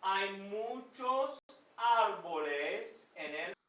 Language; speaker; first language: Spanish; non-native, fluent; English